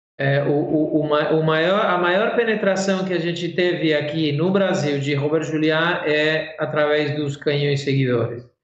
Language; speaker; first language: Portuguese; non-native, fluent; Spanish